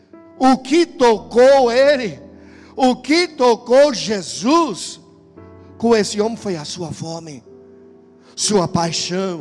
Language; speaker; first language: Portuguese; non-native, fluent; English